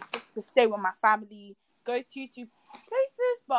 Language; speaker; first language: English; non-native, local second language; Yoruba